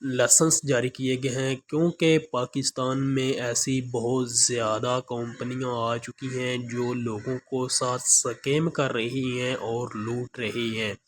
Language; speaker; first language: Urdu; non-native, local second language; Punjabi